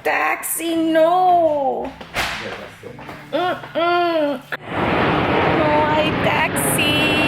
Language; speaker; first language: Spanish; non-native, learner; English